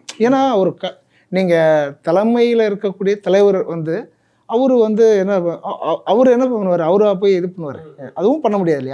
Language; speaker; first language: Tamil; native; Tamil